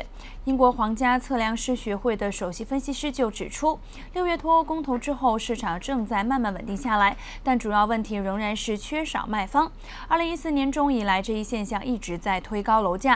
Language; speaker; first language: Chinese; non-native, local second language; Cantonese